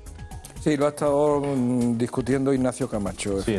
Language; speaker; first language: Spanish; native; Spanish